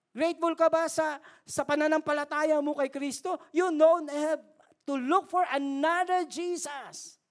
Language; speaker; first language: Filipino; native; Filipino